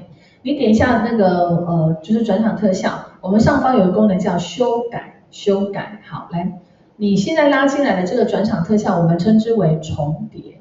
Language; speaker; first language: Chinese; native; Chinese